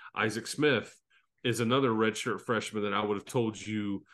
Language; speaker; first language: English; native; English